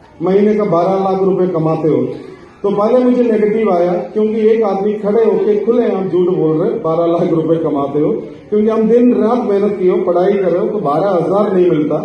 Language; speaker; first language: Hindi; non-native, local second language; Malayalam